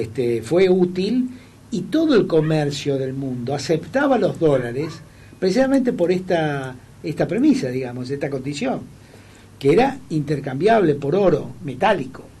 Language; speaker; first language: Spanish; native; Spanish